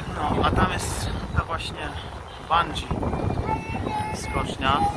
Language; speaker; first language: Polish; native; Polish